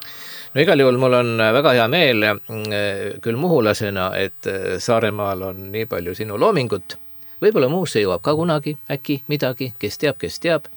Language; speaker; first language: Estonian; native; Estonian